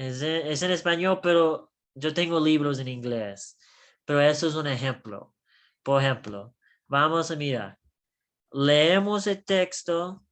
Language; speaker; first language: Spanish; non-native, learner; English